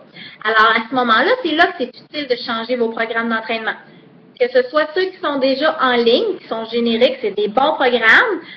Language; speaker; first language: French; native; French